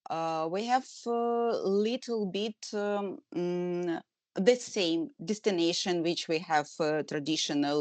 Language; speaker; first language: English; non-native, learner; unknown